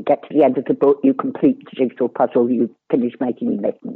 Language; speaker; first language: English; native; English